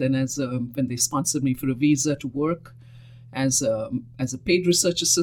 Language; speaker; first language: English; non-native, local second language; Hindi